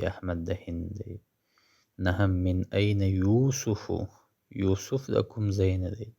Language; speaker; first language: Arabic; non-native, fluent; Pashto